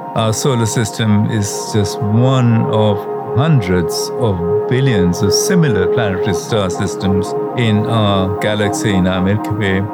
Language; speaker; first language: English; non-native, local second language; Sinhala